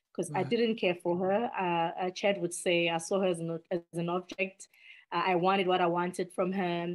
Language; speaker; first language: English; non-native, local second language; Xhosa